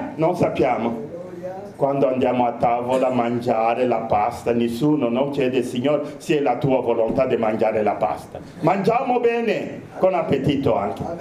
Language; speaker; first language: Italian; non-native, fluent; Romanian